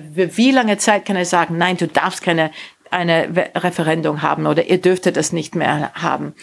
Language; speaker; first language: German; non-native, fluent; English